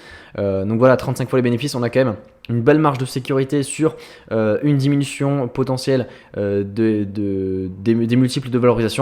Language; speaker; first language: French; native; French